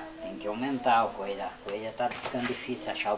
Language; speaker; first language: Portuguese; native; Portuguese